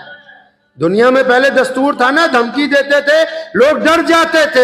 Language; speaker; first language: Urdu; native; Urdu